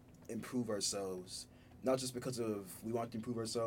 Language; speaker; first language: English; early bilingual, other home language; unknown